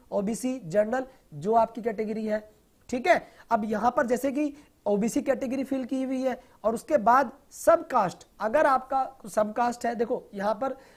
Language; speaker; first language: Hindi; non-native, local second language; Punjabi